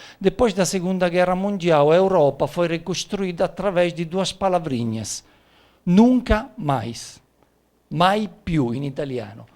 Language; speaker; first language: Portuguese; non-native, fluent; Italian